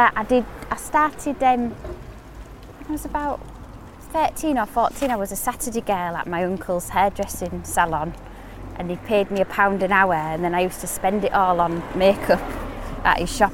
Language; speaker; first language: English; native; English